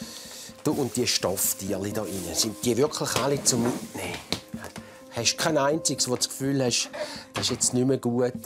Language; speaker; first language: German; native; German